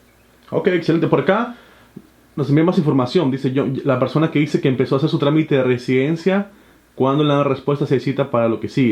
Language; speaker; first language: Spanish; native; Spanish